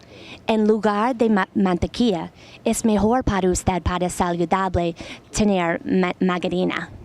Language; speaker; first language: Spanish; non-native, learner; English